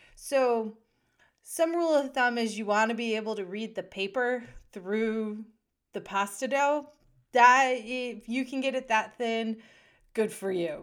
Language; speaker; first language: English; native; English